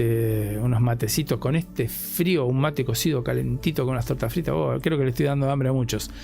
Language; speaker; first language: Spanish; native; Spanish